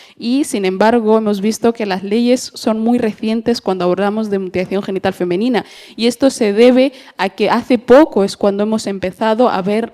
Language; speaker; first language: Spanish; native; Spanish